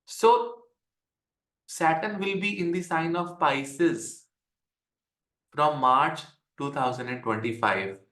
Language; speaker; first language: English; non-native, local second language; Hindi